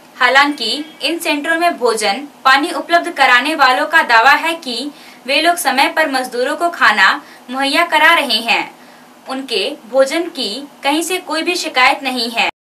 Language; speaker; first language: Hindi; native; Hindi